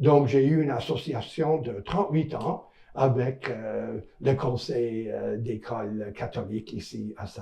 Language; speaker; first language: French; non-native, local second language; English